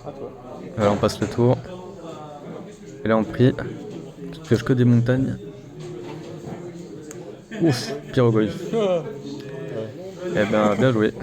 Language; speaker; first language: French; native; French